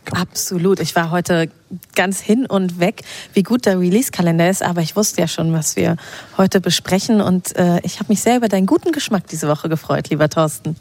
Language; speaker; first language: German; native; German